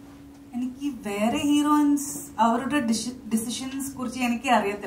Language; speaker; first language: Malayalam; non-native, fluent; Kannada